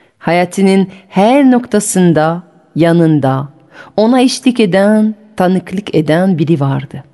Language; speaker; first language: Turkish; non-native, fluent; French